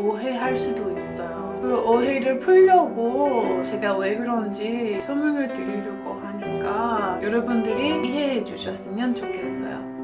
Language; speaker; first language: Korean; non-native, fluent; English